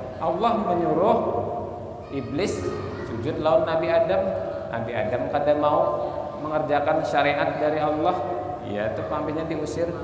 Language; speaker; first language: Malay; non-native, local second language; Banjar